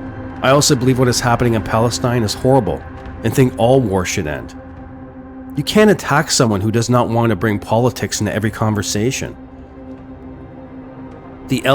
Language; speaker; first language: English; native; English